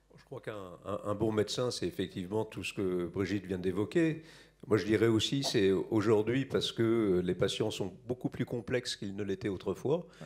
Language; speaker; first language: French; native; French